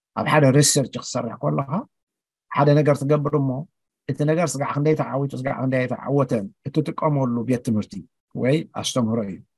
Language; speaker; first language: Tigrinya; native; Tigrinya